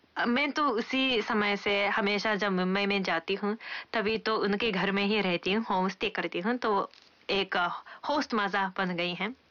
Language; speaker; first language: Hindi; non-native, fluent; Japanese